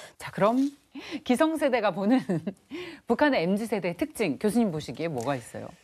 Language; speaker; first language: Korean; native; Korean